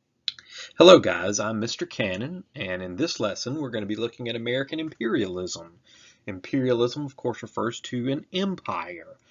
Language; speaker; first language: English; native; English